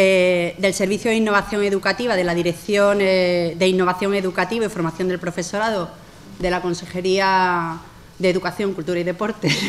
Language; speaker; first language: Spanish; native; Spanish